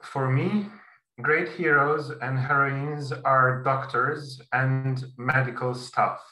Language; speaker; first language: English; non-native, fluent; Slovenian